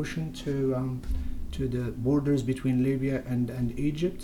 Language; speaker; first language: English; non-native, fluent; Berber languages